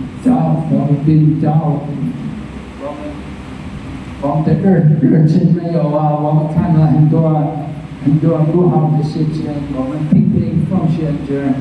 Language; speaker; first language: Chinese; non-native, fluent; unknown